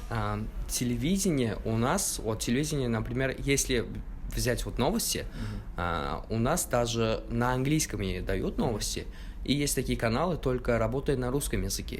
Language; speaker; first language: Russian; non-native, local second language; Uzbek